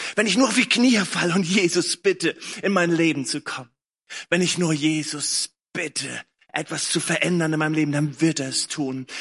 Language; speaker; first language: German; native; German